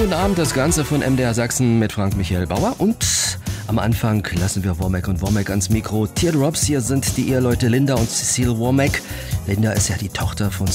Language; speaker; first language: German; native; German